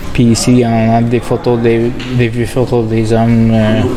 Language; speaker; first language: French; non-native, local second language; English